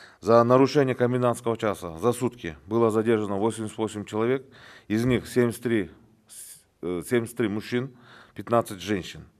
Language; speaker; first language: Russian; non-native, local second language; Kyrgyz